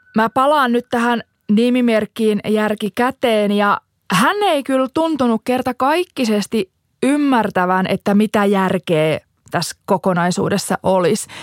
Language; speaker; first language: Finnish; native; Finnish